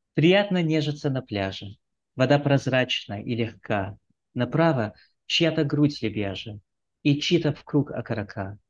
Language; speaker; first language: Russian; early bilingual, heritage; Russian